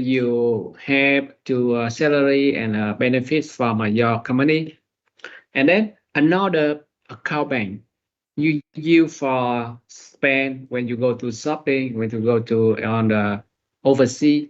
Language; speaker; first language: English; non-native, learner; Vietnamese